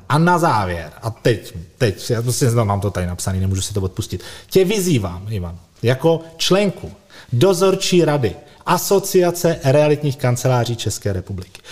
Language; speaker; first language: Czech; native; Czech